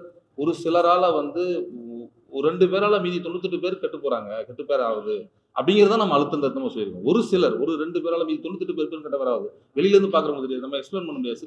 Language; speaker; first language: Tamil; native; Tamil